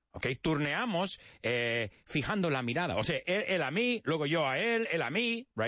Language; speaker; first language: Spanish; early bilingual, other home language; English